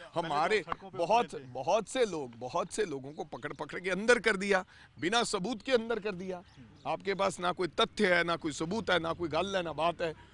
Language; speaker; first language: Hindi; non-native, local second language; Punjabi